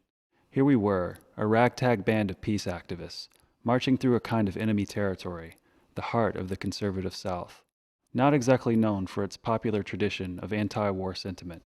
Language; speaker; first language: English; native; English